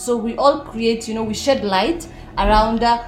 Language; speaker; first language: English; non-native, local second language; Somali